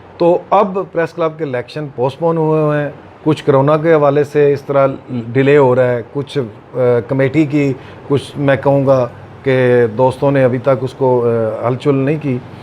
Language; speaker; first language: Urdu; non-native, local second language; Punjabi